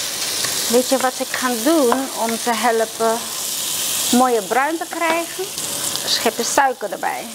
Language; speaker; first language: Dutch; non-native, fluent; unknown